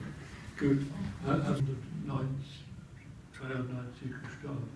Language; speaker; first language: German; early bilingual, heritage; English